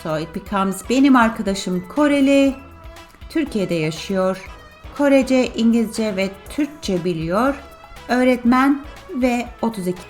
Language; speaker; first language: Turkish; non-native, fluent; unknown